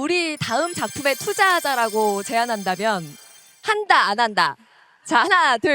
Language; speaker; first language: Korean; native; Korean